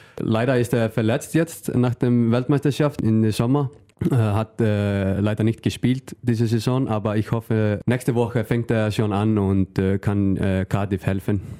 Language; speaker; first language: German; non-native, learner; Icelandic